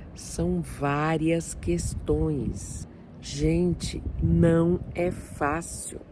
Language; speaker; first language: Portuguese; native; Portuguese